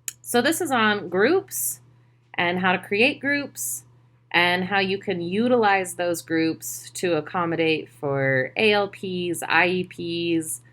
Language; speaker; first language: English; native; English